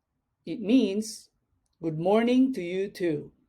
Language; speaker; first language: English; non-native, local second language; Cebuano